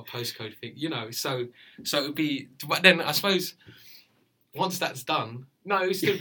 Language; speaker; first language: English; native; English